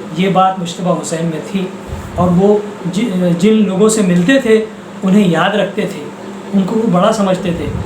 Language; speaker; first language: Urdu; native; Urdu